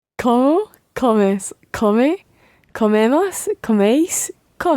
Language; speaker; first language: Spanish; non-native, learner; English